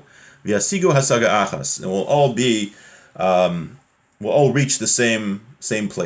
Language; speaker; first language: English; native; English